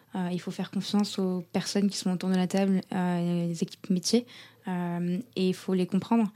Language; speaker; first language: French; native; French